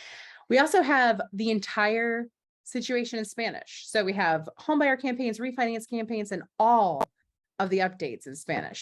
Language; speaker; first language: English; native; English